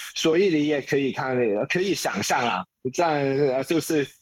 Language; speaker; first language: Chinese; non-native, local second language; Cantonese